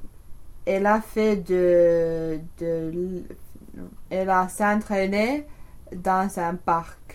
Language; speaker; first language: French; non-native, learner; English